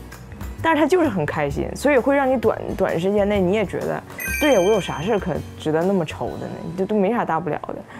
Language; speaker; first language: Chinese; native; Chinese